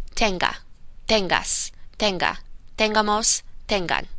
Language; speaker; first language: Spanish; non-native, fluent; English